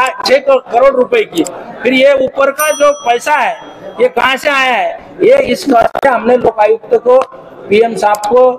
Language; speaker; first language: Hindi; non-native, local second language; Marathi